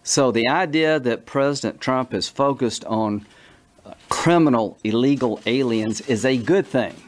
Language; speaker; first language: English; native; English